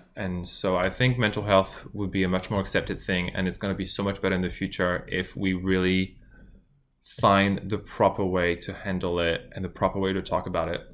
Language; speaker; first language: English; non-native, fluent; French